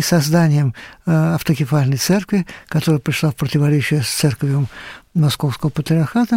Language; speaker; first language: Russian; native; Russian